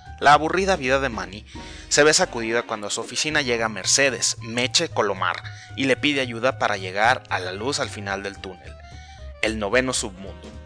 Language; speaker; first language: Spanish; native; Spanish